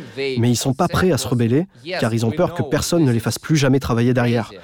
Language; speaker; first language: French; native; French